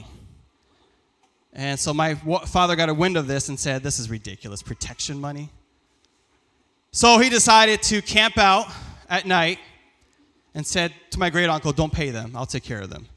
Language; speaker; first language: English; early bilingual, other home language; Persian